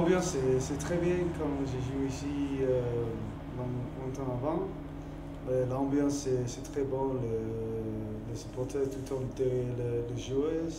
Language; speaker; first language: French; non-native, learner; English